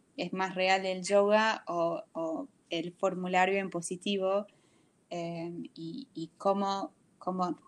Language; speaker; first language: Spanish; non-native, fluent; English